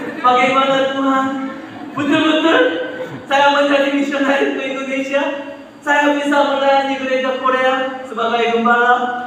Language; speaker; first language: Indonesian; non-native, fluent; Korean